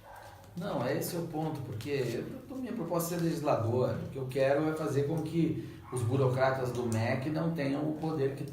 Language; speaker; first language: Portuguese; native; Portuguese